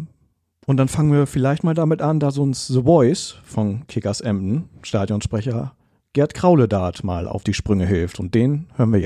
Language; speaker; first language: German; native; German